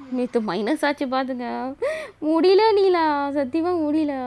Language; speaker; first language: Tamil; early bilingual, heritage; Tamil